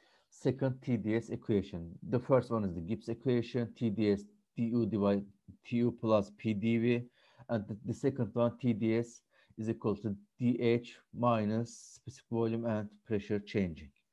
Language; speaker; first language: English; non-native, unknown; Turkish